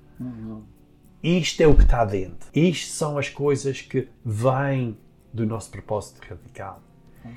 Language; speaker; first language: Portuguese; early bilingual, heritage; Portuguese